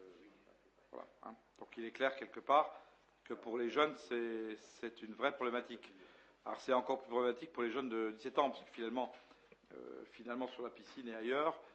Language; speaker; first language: French; native; French